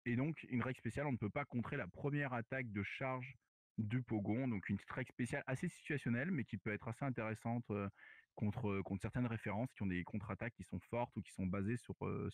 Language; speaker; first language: French; native; French